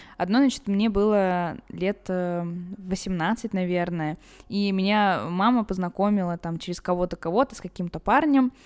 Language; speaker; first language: Russian; early bilingual, other home language; Armenian